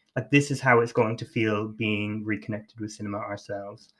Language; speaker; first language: English; native; English